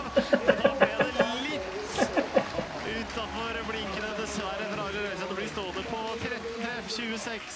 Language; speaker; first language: Norwegian; native; Norwegian